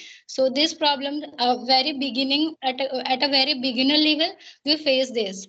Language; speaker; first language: English; non-native, learner; Hindi